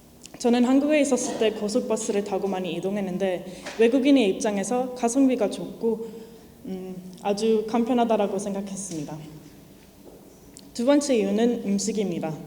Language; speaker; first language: Korean; non-native, fluent; English